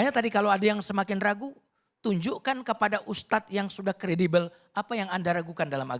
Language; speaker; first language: Indonesian; native; Indonesian